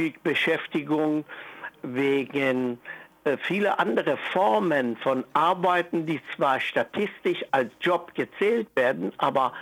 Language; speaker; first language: German; non-native, fluent; Persian